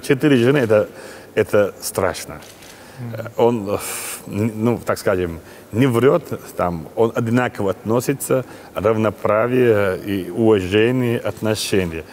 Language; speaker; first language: Russian; non-native, local second language; Chechen